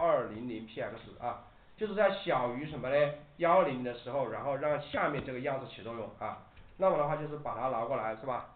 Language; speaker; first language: Chinese; native; Chinese